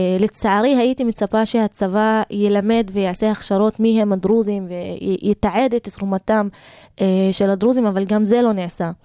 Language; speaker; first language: Hebrew; non-native, local second language; Arabic